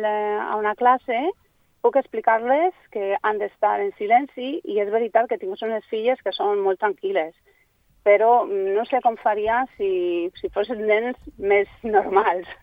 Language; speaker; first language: Catalan; non-native, local second language; Spanish